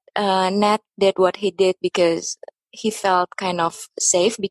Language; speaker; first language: English; non-native, fluent; Indonesian